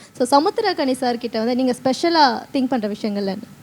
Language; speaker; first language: Tamil; native; Tamil